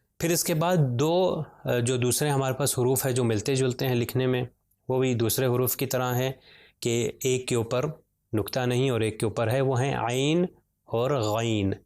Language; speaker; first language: Urdu; native; Urdu